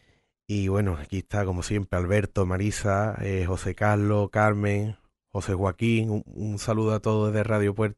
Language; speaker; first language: Spanish; native; Spanish